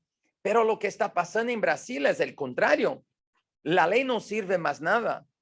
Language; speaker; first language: Spanish; non-native, fluent; Portuguese